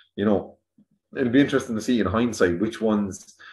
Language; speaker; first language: English; native; English